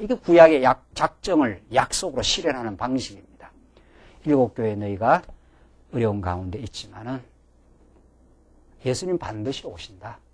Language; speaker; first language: Korean; native; Korean